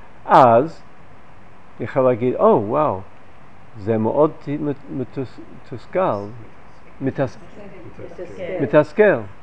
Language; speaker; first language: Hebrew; non-native, fluent; English